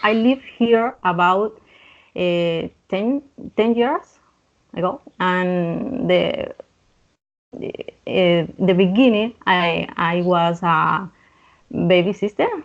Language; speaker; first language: English; non-native, learner; Spanish